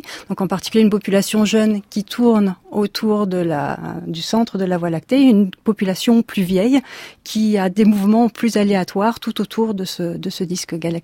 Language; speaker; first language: French; native; French